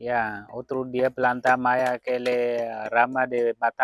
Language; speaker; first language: Portuguese; non-native, local second language; Vietnamese